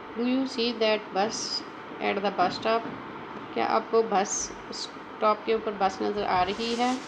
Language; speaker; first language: Urdu; native; Urdu